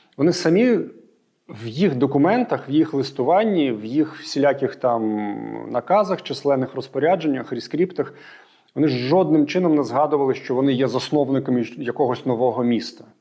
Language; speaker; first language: Ukrainian; non-native, local second language; Russian